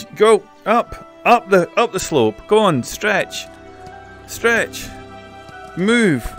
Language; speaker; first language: English; native; English